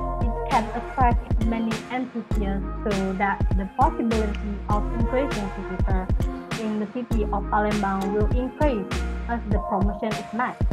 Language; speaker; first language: English; non-native, learner; Indonesian